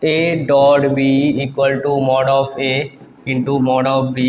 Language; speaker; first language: English; non-native, local second language; Bangla